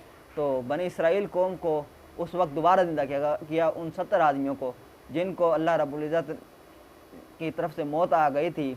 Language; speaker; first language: Urdu; native; Urdu